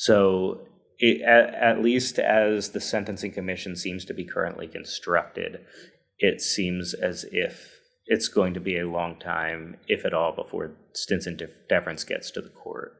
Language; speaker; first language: English; native; English